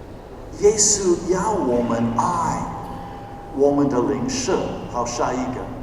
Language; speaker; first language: Chinese; non-native, fluent; English